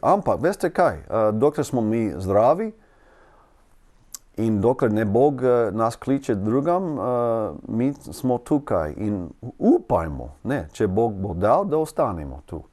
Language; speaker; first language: Slovenian; non-native, learner; English